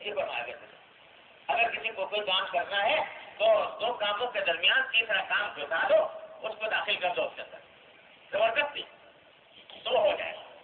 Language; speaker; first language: Urdu; non-native, local second language; Pashto